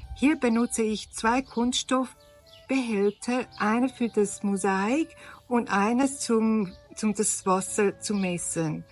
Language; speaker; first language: German; non-native, fluent; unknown